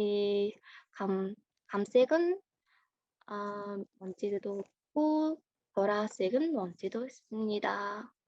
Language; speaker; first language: Korean; non-native, learner; Mongolian